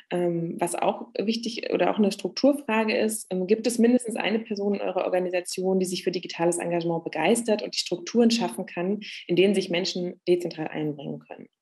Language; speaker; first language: German; native; German